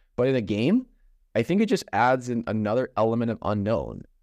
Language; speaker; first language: English; native; English